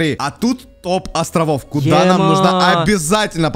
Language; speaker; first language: Russian; native; Russian